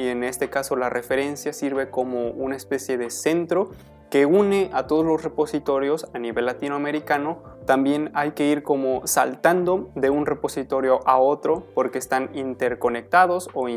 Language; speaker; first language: Spanish; native; Spanish